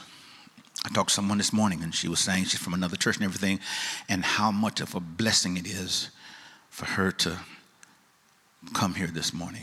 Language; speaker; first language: English; native; English